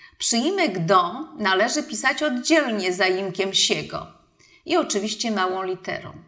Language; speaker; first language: Polish; native; Polish